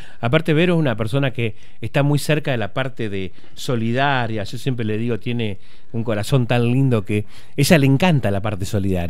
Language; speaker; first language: Spanish; native; Spanish